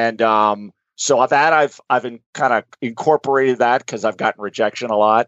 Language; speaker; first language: English; native; English